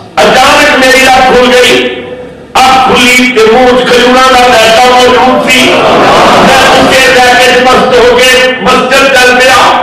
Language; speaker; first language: Urdu; non-native, local second language; Punjabi